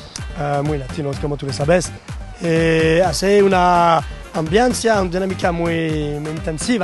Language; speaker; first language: Spanish; non-native, learner; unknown